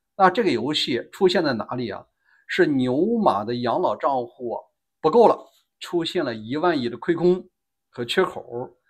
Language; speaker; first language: Chinese; native; Chinese